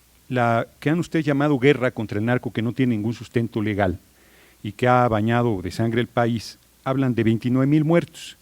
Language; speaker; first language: Spanish; native; Spanish